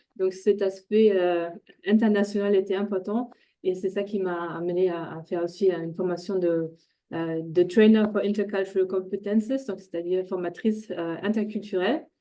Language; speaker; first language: French; non-native, fluent; German